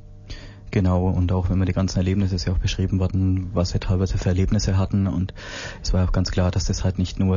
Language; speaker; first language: German; native; German